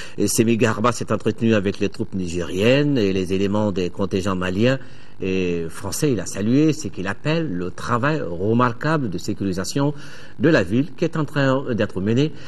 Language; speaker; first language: French; non-native, local second language; Bambara